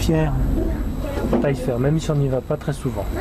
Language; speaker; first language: French; native; French